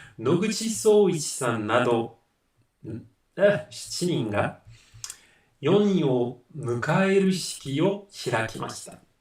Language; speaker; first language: Japanese; non-native, fluent; French